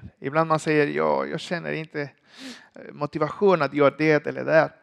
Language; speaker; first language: Swedish; non-native, learner; Spanish